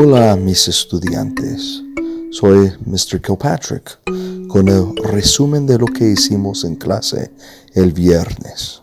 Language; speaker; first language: Spanish; non-native, fluent; English